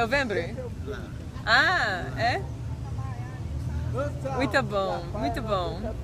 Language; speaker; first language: Portuguese; non-native, learner; English